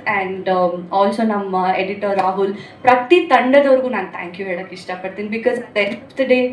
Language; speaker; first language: Kannada; non-native, local second language; Tulu